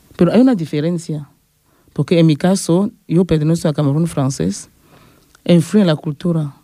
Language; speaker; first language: Spanish; non-native, fluent; French